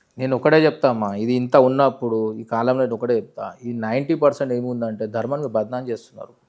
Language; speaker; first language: Telugu; native; Telugu